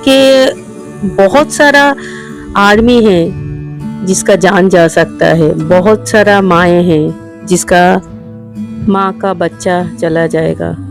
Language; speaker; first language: Hindi; non-native, local second language; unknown